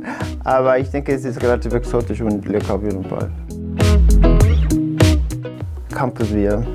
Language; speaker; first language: German; non-native, fluent; Spanish